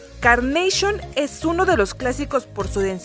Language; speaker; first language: Spanish; native; Spanish